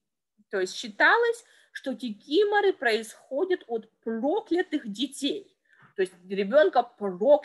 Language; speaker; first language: Russian; native; Russian